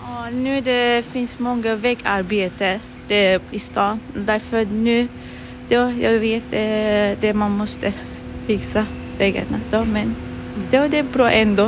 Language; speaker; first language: Swedish; non-native, learner; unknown